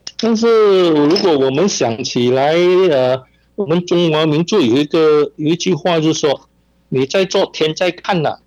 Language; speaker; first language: Chinese; non-native, local second language; Min Nan Chinese